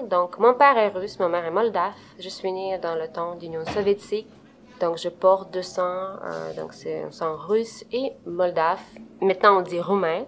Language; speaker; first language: French; non-native, fluent; Romanian